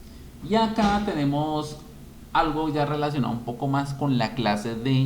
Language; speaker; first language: Spanish; native; Spanish